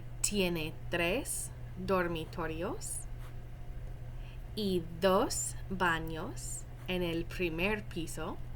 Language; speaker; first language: Spanish; non-native, fluent; English